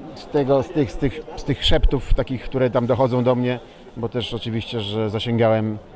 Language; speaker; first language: Polish; native; Polish